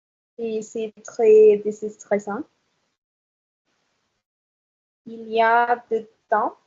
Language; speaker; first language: French; non-native, learner; Spanish